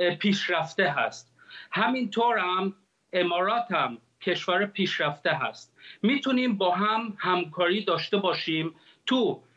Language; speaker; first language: Persian; early bilingual, heritage; Persian